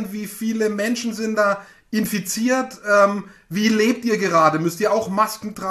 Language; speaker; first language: German; native; German